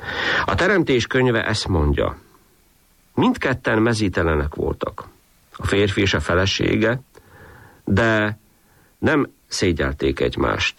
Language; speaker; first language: Hungarian; native; Hungarian